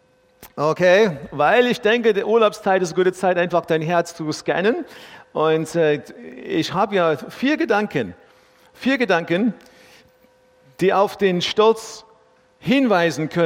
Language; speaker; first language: German; non-native, fluent; English